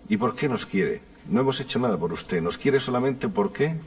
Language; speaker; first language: Spanish; native; Spanish